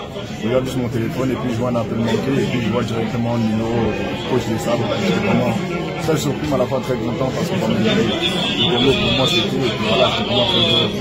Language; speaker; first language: French; native; French